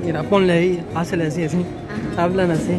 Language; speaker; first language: Spanish; non-native, learner; Urdu